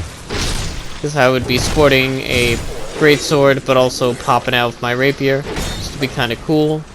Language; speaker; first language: English; native; English